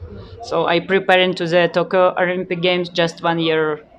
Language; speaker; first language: English; non-native, learner; Ukrainian